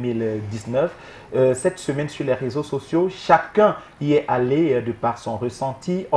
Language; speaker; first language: French; native; French